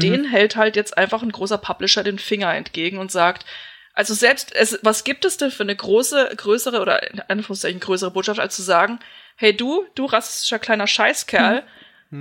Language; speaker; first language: German; native; German